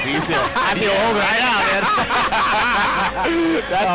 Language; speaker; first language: English; native; English